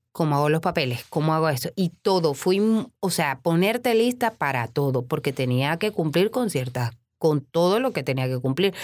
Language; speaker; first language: Spanish; native; Spanish